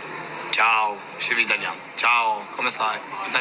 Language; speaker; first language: Italian; non-native, learner; Albanian